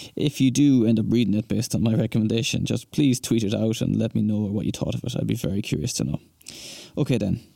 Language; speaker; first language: English; native; English